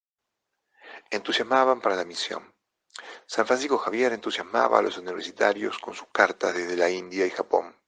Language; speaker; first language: Spanish; non-native, fluent; Italian